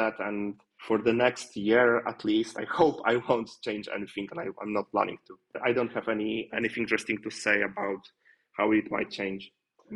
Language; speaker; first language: English; non-native, fluent; Polish